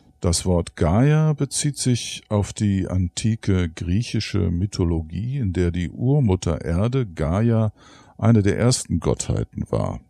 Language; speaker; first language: German; native; German